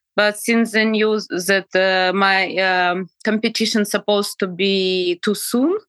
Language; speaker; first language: English; non-native, fluent; Ukrainian